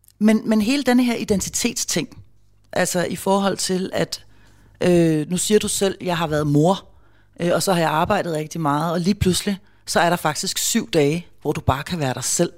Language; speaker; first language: Danish; native; Danish